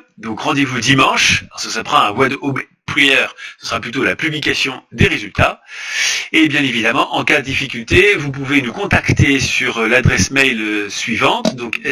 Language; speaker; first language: French; native; French